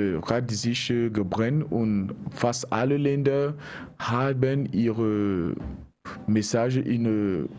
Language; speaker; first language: German; non-native, learner; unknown